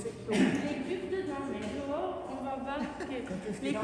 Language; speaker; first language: French; non-native, learner; Portuguese